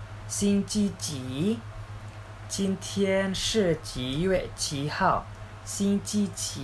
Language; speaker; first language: Chinese; non-native, learner; Indonesian